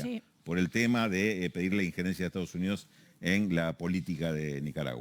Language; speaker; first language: Spanish; native; Spanish